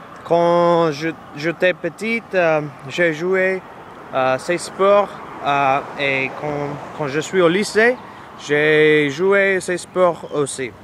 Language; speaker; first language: French; non-native, learner; English